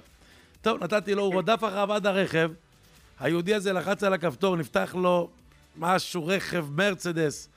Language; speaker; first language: Hebrew; native; Hebrew